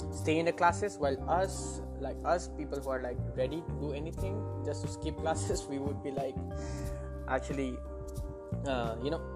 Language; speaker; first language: English; non-native, local second language; Manipuri